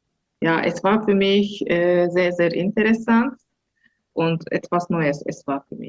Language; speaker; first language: German; non-native, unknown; Azerbaijani